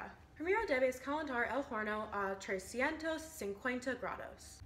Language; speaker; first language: Spanish; non-native, learner; English